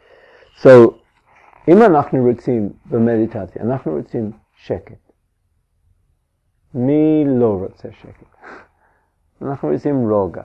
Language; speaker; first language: Hebrew; non-native, fluent; English